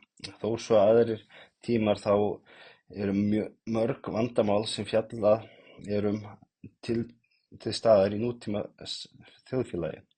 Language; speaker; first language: Icelandic; native; Icelandic